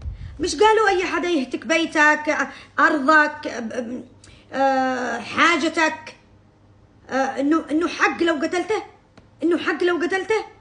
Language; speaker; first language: Arabic; native; Arabic